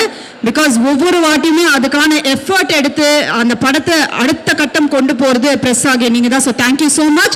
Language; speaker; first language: Tamil; native; Tamil